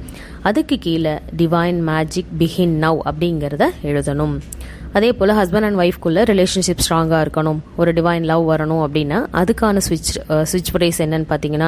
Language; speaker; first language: Tamil; native; Tamil